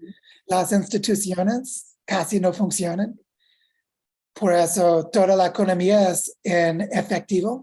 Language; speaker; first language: Spanish; non-native, fluent; English